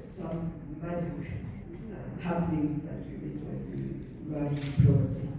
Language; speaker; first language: English; non-native, local second language; Amharic